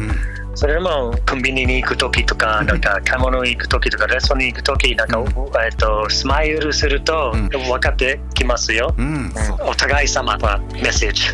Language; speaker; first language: Japanese; non-native, learner; English